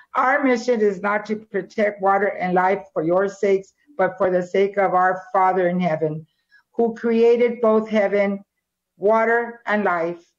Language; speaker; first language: English; native; English